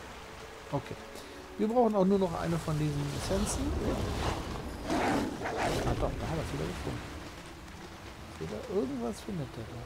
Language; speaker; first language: German; native; German